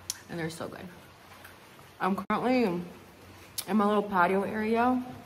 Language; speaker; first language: English; early bilingual, other home language; Spanish